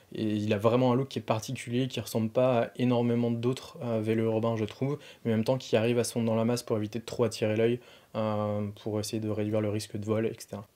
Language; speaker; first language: French; native; French